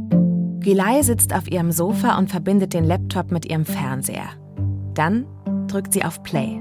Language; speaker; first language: German; native; German